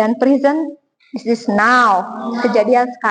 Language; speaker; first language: English; non-native, learner; Indonesian